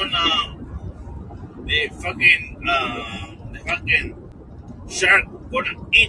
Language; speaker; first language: English; non-native, learner; Spanish